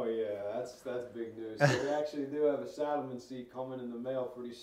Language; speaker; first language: English; native; English